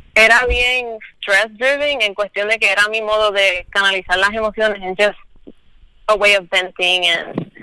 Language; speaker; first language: Spanish; native; Spanish